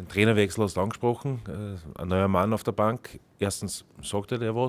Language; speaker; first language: German; native; German